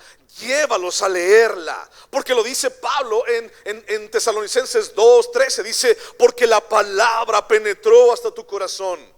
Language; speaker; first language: Spanish; native; Spanish